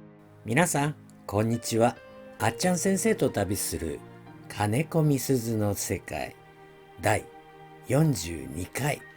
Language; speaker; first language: Japanese; native; Japanese